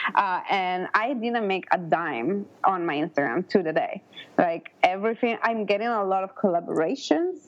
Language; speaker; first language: English; non-native, fluent; Italian